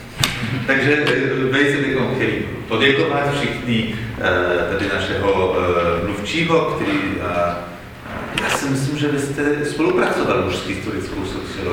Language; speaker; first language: Czech; non-native, fluent; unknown